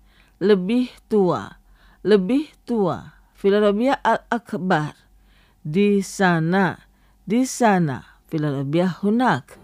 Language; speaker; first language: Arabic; non-native, fluent; Indonesian